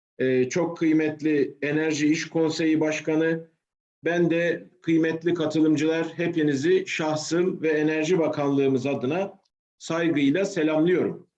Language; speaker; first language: Turkish; native; Turkish